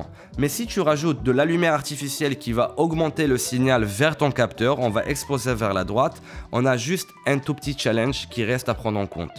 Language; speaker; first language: French; native; French